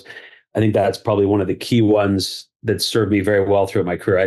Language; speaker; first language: English; native; English